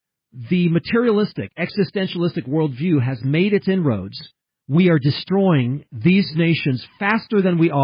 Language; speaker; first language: English; early bilingual, heritage; English